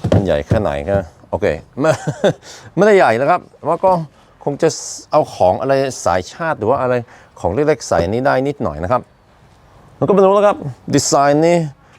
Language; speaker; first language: Thai; non-native, fluent; Norwegian